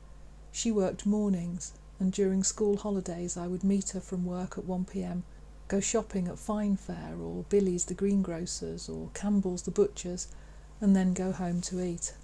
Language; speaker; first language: English; native; English